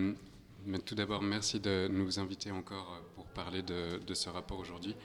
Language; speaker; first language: French; native; French